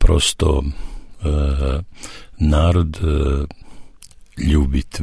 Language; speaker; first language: Russian; non-native, learner; Serbian